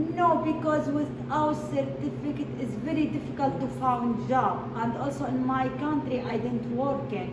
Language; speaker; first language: English; non-native, learner; Arabic